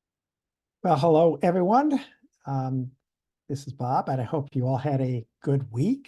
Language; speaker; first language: English; native; English